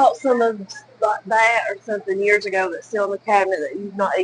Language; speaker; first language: English; native; English